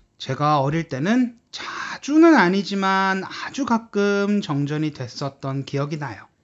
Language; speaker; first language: Korean; native; Korean